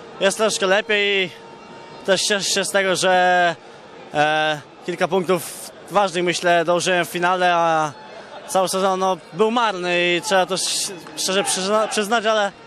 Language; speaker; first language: Polish; non-native, fluent; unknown